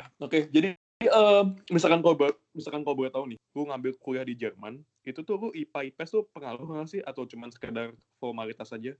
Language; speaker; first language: Indonesian; native; Indonesian